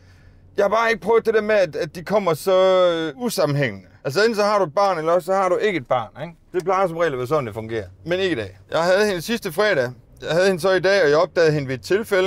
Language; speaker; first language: Danish; native; Danish